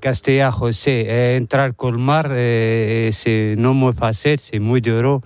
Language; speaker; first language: Spanish; non-native, learner; Arabic